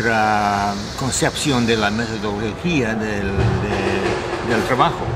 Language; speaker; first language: Spanish; non-native, fluent; English